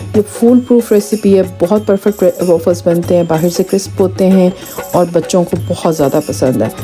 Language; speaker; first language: Urdu; non-native, local second language; Punjabi